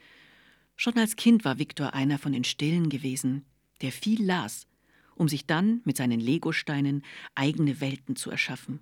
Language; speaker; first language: German; native; German